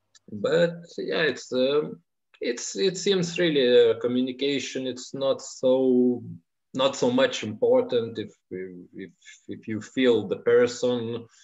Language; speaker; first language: English; non-native, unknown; Lithuanian